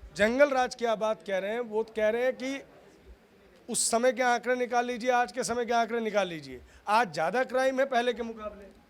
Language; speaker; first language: Hindi; native; Hindi